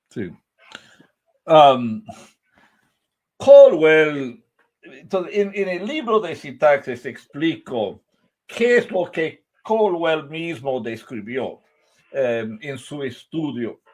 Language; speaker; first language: Spanish; non-native, fluent; English